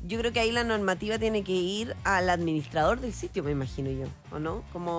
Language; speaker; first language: Spanish; native; Spanish